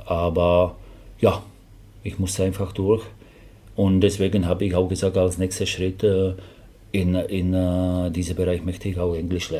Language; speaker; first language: German; non-native, fluent; Slovak